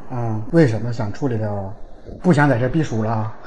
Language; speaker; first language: Chinese; native; Chinese